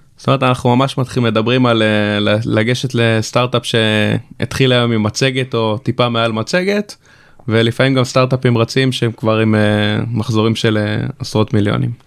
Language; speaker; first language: Hebrew; native; Hebrew